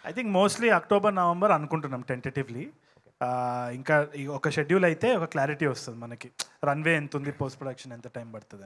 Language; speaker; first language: Telugu; native; Telugu